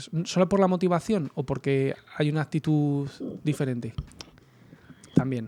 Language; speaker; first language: Spanish; native; Spanish